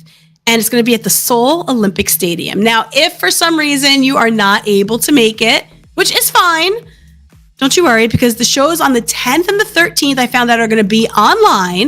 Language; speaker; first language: English; native; English